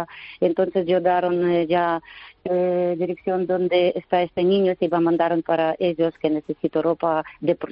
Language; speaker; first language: Spanish; non-native, learner; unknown